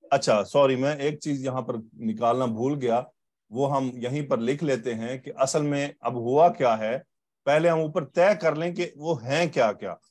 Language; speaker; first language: Urdu; native; Urdu